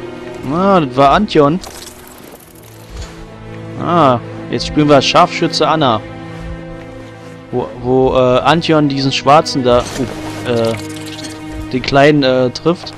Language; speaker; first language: German; native; German